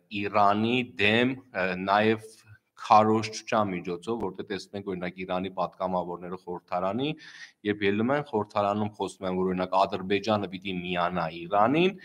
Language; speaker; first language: Armenian; native; Armenian